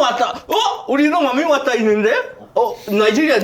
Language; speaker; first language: Korean; non-native, fluent; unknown